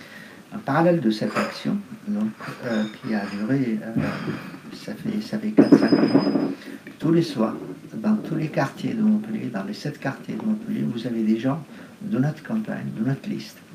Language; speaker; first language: French; non-native, fluent; Arabic